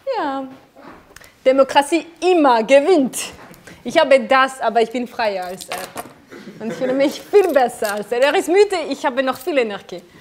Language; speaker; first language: German; non-native, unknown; Georgian